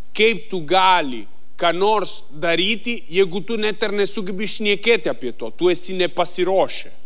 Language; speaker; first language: Lithuanian; non-native, fluent; Italian